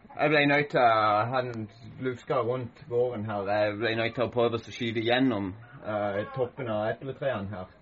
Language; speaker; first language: Norwegian; native; Norwegian